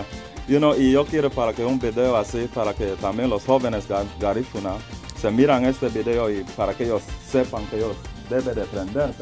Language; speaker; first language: Spanish; non-native, learner; English